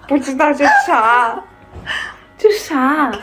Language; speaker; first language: Chinese; non-native, fluent; Mongolian